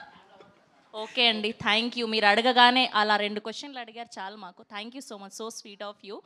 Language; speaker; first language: Telugu; native; Telugu